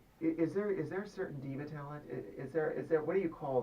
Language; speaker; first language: English; native; English